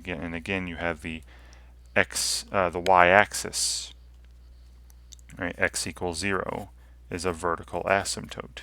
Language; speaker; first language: English; native; English